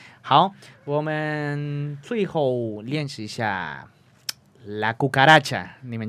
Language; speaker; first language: Chinese; non-native, fluent; Spanish